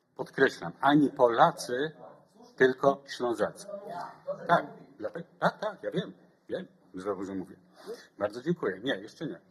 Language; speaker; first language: Polish; native; Polish